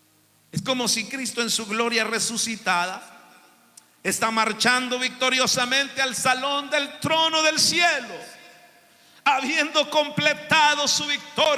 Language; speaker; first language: Spanish; native; Spanish